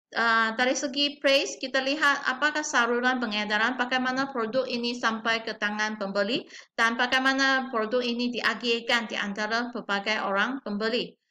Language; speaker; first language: Malay; non-native, local second language; Chinese